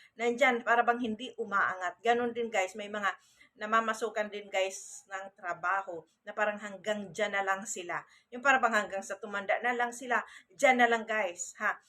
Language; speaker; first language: Filipino; native; Filipino